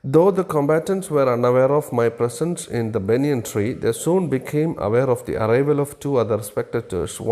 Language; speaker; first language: English; non-native, local second language; Malayalam